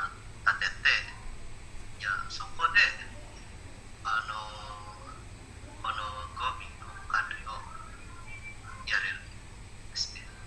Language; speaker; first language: Japanese; non-native, learner; Indonesian